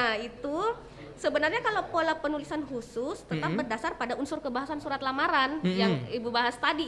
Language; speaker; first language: Indonesian; native; Indonesian